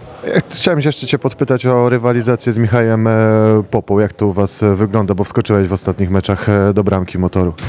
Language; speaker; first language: Polish; native; Polish